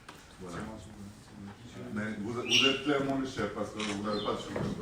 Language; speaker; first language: French; non-native, fluent; Albanian